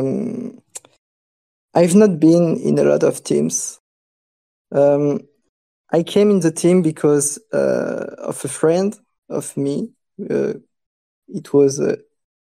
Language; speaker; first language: English; non-native, fluent; French